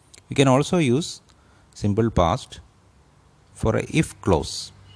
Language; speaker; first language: English; non-native, local second language; Malayalam